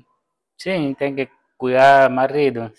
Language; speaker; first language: Portuguese; non-native, learner; Vietnamese